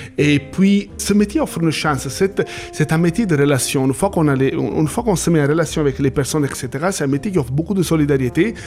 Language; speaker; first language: French; non-native, fluent; Italian